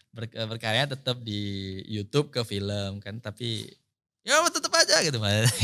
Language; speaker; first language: Indonesian; native; Indonesian